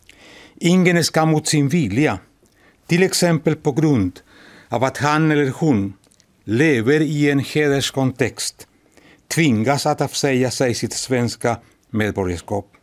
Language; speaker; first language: Swedish; non-native, fluent; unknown